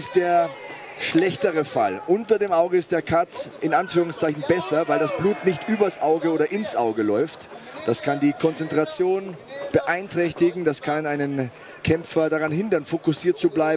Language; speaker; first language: German; native; German